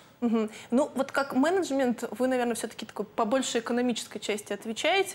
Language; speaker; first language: Russian; native; Russian